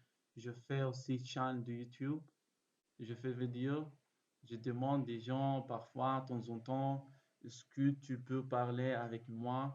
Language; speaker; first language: French; non-native, learner; Arabic